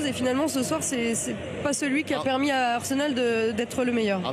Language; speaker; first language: French; native; French